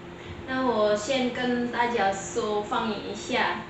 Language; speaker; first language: Chinese; non-native, learner; Indonesian